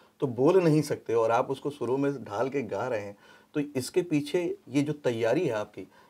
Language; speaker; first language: Hindi; native; Hindi